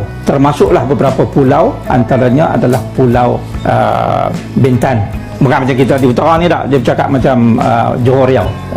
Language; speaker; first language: Malay; native; Malay